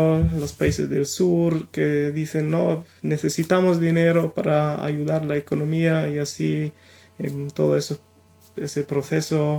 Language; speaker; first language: Spanish; non-native, fluent; German